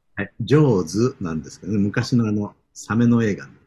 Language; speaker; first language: Japanese; native; Japanese